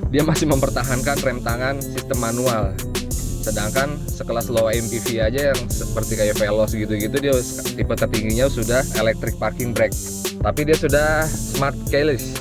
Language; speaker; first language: Indonesian; native; Indonesian